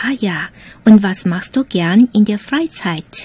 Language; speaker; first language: German; non-native, fluent; Chinese